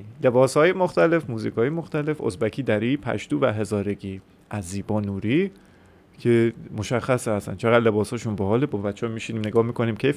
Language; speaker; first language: Persian; native; Persian